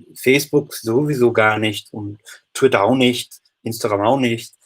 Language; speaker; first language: German; non-native, fluent; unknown